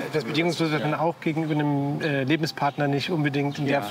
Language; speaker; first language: German; native; German